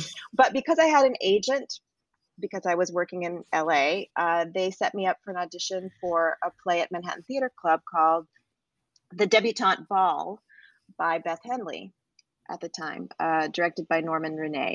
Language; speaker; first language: English; native; English